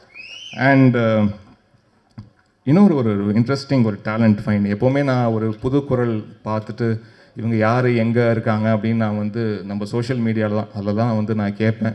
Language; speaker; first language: Tamil; native; Tamil